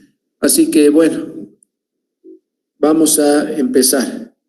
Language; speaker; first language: Spanish; native; Spanish